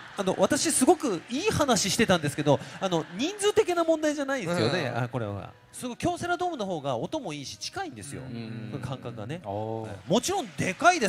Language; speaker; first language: Japanese; native; Japanese